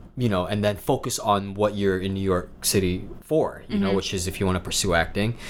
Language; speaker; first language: English; non-native, local second language; Cebuano